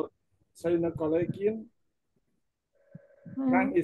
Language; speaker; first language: German; non-native, learner; Indonesian